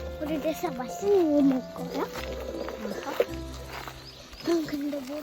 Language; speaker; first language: Korean; early bilingual, heritage; French